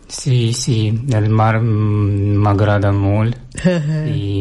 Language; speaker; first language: Catalan; non-native, learner; Russian